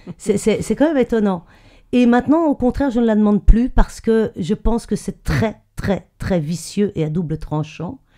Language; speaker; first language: French; native; French